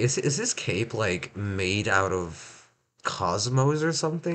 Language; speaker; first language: English; native; English